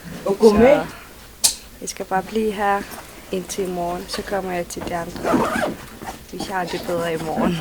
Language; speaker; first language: Danish; non-native, local second language; Kalaallisut